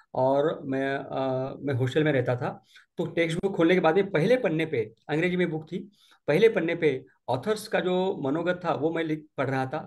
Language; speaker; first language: Hindi; non-native, local second language; Marathi